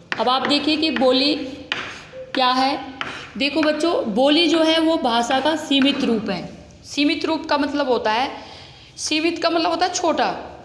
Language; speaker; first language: Hindi; native; Hindi